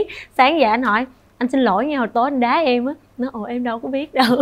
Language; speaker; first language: Vietnamese; native; Vietnamese